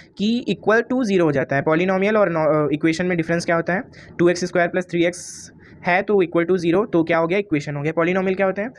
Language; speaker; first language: Hindi; native; Hindi